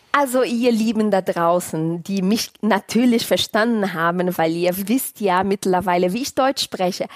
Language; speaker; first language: German; non-native, fluent; Portuguese